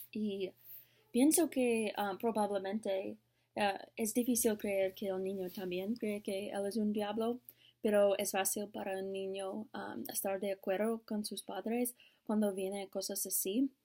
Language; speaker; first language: Spanish; non-native, learner; English